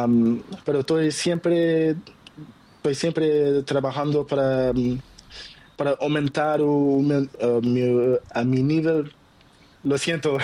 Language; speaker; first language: Spanish; non-native, learner; Portuguese